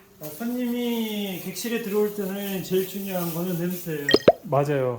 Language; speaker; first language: Korean; non-native, fluent; Russian